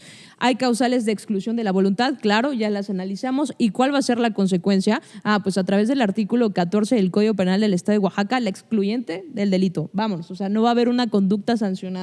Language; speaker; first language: Spanish; native; Spanish